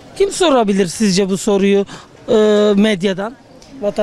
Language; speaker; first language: Turkish; native; Turkish